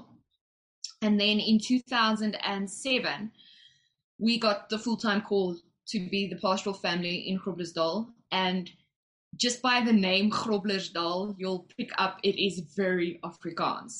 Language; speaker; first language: English; native; English